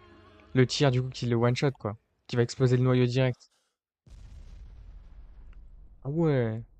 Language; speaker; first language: French; native; French